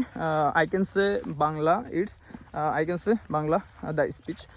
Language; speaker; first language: English; non-native, local second language; Bangla